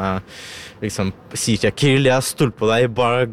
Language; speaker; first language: Swedish; non-native, learner; Ukrainian